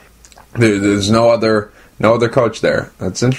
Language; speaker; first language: English; native; English